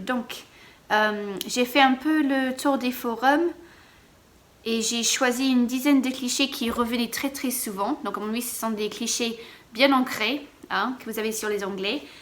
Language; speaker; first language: French; non-native, fluent; English